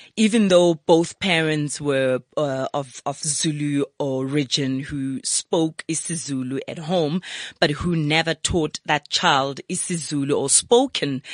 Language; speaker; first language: English; non-native, local second language; Zulu